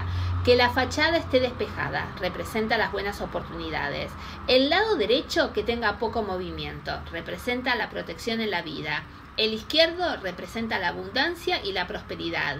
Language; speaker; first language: Spanish; native; Spanish